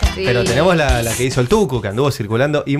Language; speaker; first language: Spanish; native; Spanish